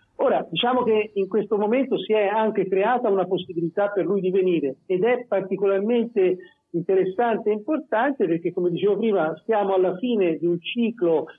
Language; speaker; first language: Italian; native; Italian